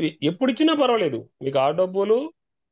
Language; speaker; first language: Telugu; native; Telugu